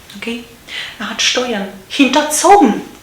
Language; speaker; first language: German; non-native, fluent; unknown